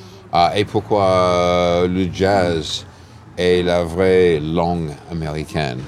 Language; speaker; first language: French; non-native, fluent; English